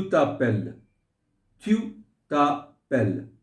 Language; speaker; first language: French; non-native, fluent; Hindi